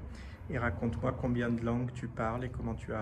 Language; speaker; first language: French; native; French